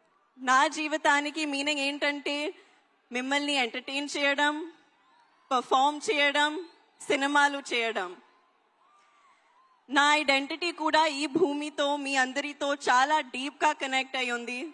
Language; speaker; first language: Telugu; non-native, learner; Hindi